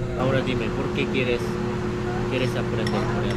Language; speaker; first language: Spanish; non-native, learner; Korean